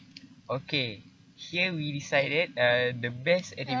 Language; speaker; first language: English; non-native, learner; Malay